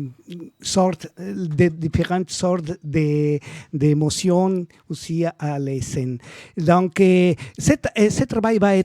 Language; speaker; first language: French; non-native, learner; Spanish